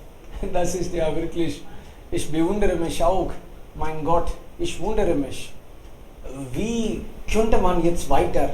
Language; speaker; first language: German; non-native, fluent; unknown